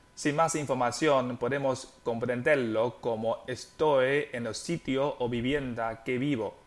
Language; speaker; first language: Spanish; non-native, fluent; Chinese